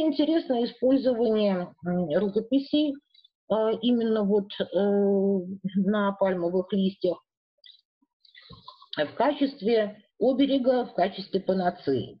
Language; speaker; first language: Russian; native; Russian